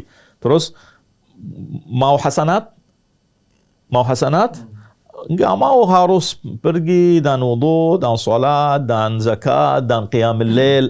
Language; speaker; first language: Indonesian; non-native, learner; Arabic